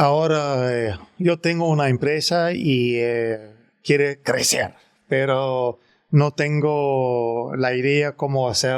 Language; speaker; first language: Spanish; non-native, fluent; Danish